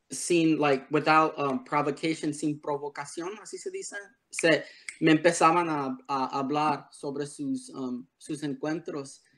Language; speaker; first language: Spanish; early bilingual, heritage; Spanish